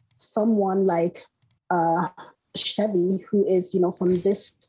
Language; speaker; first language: English; non-native, local second language; Igbo